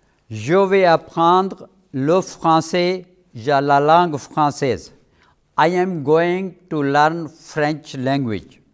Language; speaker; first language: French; non-native, fluent; Urdu